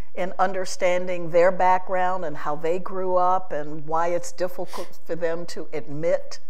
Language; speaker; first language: English; native; English